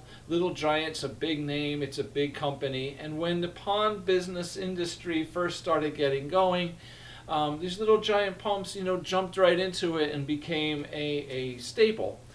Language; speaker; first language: English; native; English